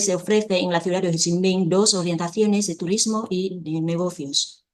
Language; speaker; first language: Spanish; non-native, fluent; Vietnamese